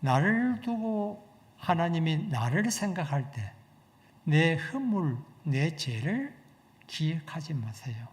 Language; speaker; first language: Korean; native; Korean